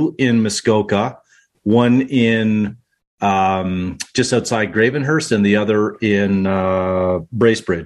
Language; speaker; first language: English; native; English